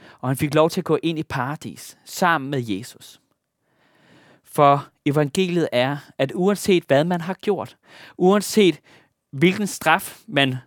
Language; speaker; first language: Danish; native; Danish